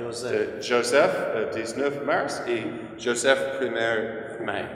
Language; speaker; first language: French; non-native, fluent; English